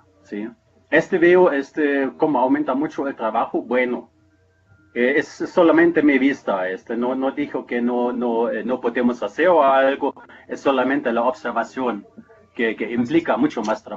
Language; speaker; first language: Spanish; non-native, fluent; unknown